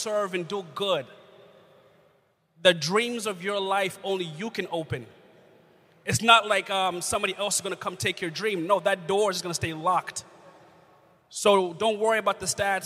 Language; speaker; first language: English; non-native, local second language; Ganda